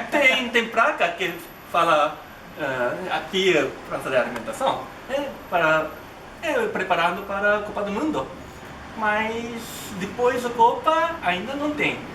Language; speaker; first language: Portuguese; non-native, learner; Japanese